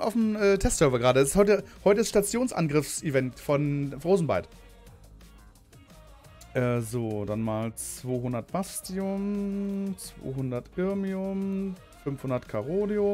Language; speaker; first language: German; native; German